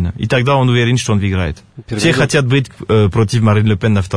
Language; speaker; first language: Russian; non-native, fluent; French